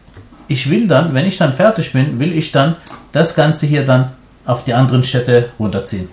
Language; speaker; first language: German; non-native, fluent; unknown